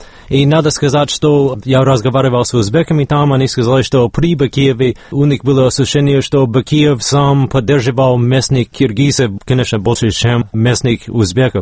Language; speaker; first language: Russian; non-native, fluent; English